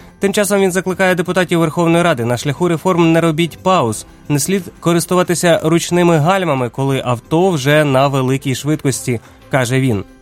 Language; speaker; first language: Ukrainian; native; Ukrainian